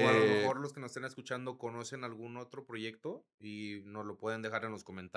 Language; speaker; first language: Spanish; native; Spanish